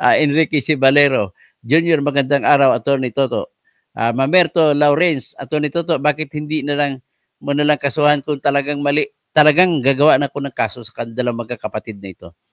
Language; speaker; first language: Filipino; non-native, local second language; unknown